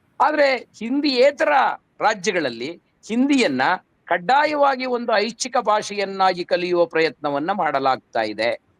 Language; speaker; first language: Kannada; native; Kannada